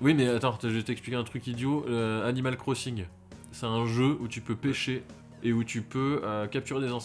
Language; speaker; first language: French; native; French